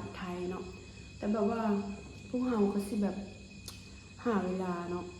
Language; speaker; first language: Thai; non-native, local second language; Lao